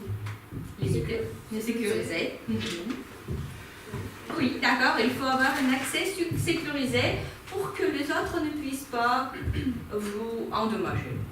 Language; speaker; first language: French; non-native, fluent; Ukrainian